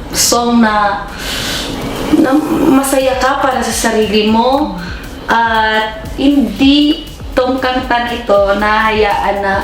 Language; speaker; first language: Filipino; non-native, local second language; Cebuano